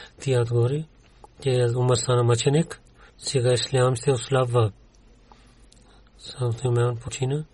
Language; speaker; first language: Bulgarian; non-native, learner; Urdu